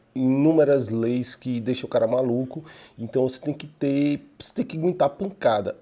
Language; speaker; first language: Portuguese; native; Portuguese